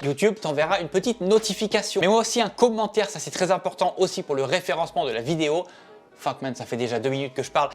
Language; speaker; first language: French; native; French